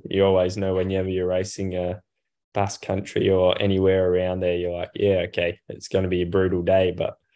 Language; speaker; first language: English; native; English